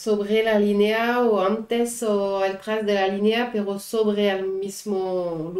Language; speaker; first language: Spanish; non-native, learner; French